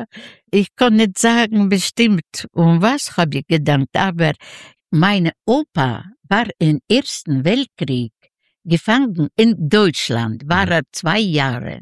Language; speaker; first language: German; non-native, learner; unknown